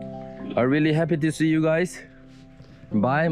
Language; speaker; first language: English; non-native, learner; Korean